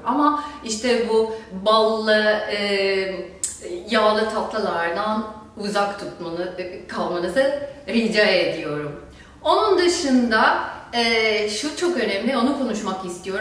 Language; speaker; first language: Turkish; non-native, fluent; German